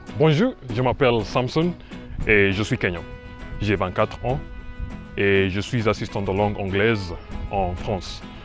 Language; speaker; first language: French; non-native, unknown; Swahili